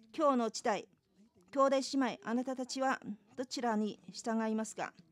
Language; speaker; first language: Japanese; non-native, fluent; Chinese